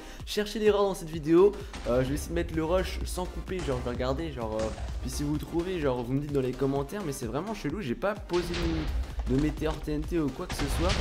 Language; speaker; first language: French; native; French